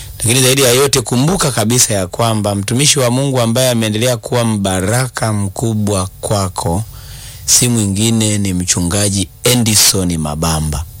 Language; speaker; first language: Swahili; native; Swahili